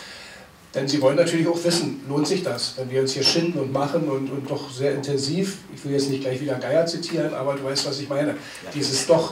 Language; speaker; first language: German; native; German